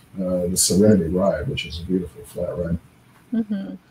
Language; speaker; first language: English; native; English